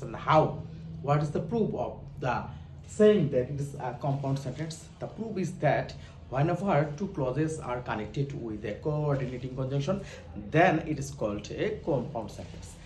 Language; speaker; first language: English; non-native, local second language; Bangla